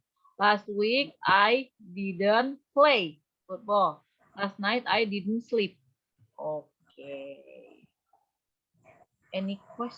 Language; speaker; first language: English; non-native, fluent; Indonesian